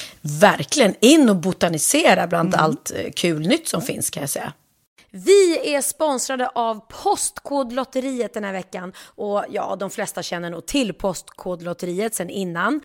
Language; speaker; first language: Swedish; native; Swedish